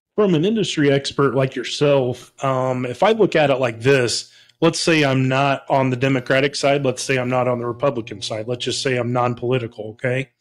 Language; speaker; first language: English; native; English